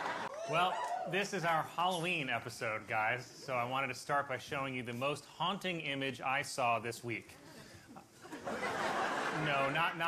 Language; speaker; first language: English; native; English